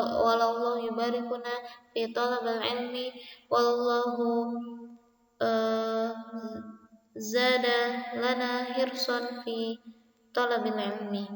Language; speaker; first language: Arabic; non-native, fluent; Indonesian